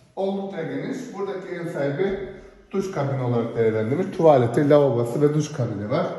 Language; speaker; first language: Turkish; native; Turkish